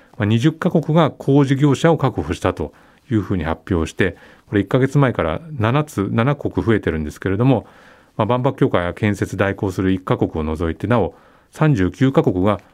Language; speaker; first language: Japanese; native; Japanese